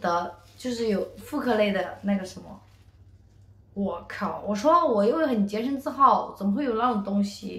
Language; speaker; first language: Chinese; native; Chinese